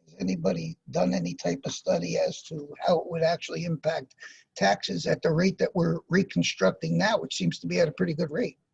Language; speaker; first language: English; native; English